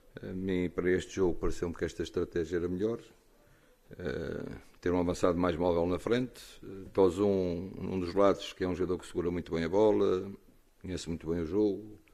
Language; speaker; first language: Portuguese; native; Portuguese